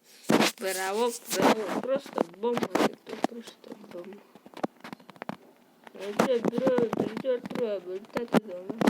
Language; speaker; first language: Russian; non-native, local second language; Kyrgyz